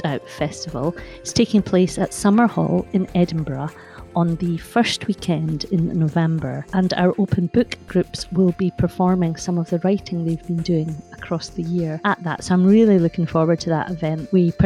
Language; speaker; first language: English; native; English